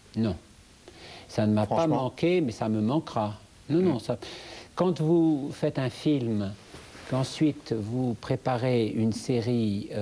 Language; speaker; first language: French; native; French